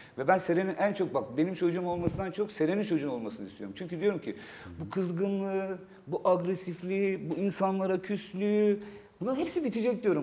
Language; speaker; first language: Turkish; native; Turkish